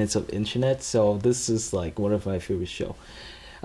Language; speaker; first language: English; non-native, fluent; Vietnamese